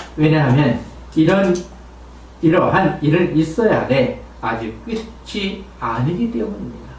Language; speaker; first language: Korean; native; Korean